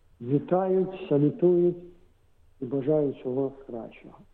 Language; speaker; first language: Ukrainian; non-native, local second language; Russian